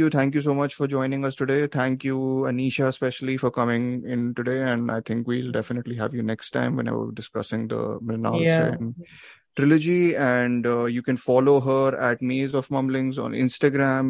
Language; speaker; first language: English; non-native, local second language; Hindi